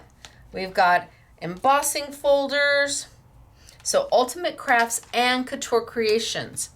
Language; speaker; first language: English; native; English